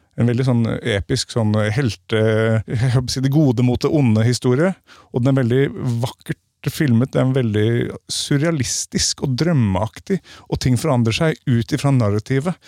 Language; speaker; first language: Norwegian; native; Norwegian